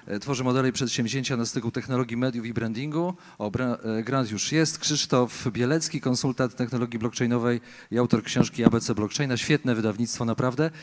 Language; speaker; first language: Polish; native; Polish